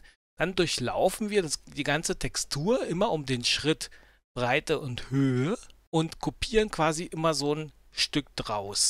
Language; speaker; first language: German; native; German